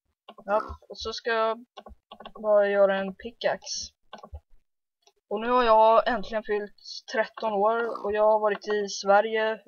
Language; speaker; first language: Swedish; early bilingual, heritage; Swedish